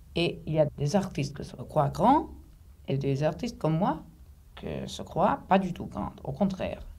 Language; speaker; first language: French; non-native, fluent; Greek